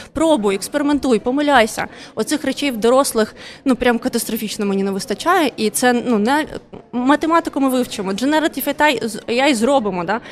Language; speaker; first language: Ukrainian; non-native, local second language; Russian